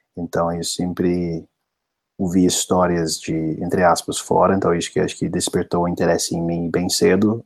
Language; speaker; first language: Portuguese; non-native, fluent; English